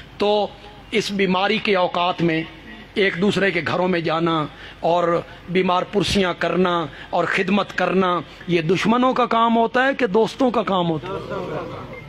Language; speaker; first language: Urdu; non-native, local second language; Punjabi